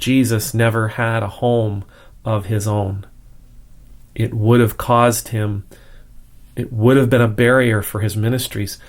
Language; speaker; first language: English; native; English